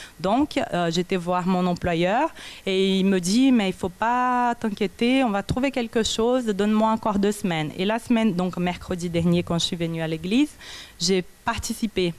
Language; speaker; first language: French; non-native, fluent; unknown